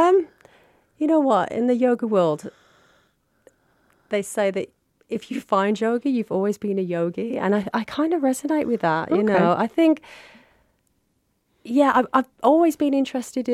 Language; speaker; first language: English; native; English